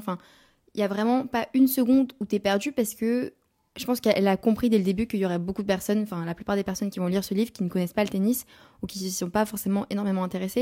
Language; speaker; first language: French; native; French